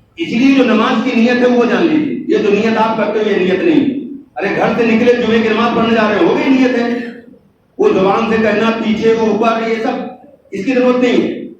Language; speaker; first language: Urdu; native; Urdu